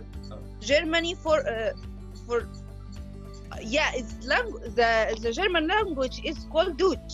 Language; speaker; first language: English; non-native, learner; Arabic